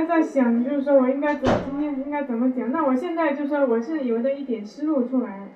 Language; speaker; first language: Chinese; native; Chinese